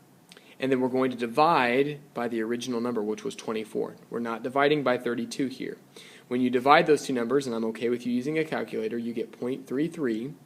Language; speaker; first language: English; native; English